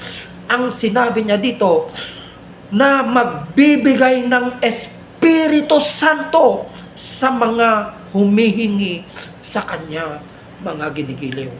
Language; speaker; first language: Filipino; native; Filipino